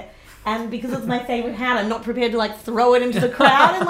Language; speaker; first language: English; native; English